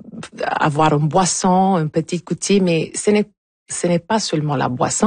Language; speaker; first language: French; non-native, local second language; English